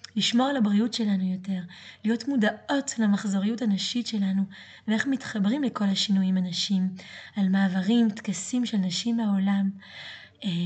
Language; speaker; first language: Hebrew; early bilingual, other home language; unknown